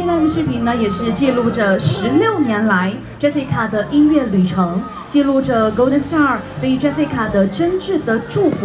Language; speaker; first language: Chinese; native; Chinese